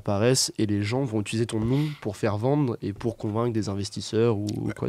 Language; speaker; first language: French; native; French